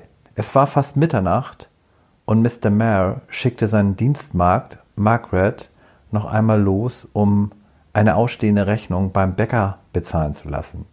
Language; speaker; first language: German; native; German